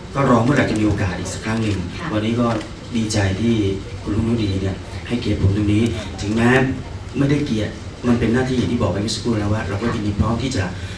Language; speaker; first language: Thai; native; Thai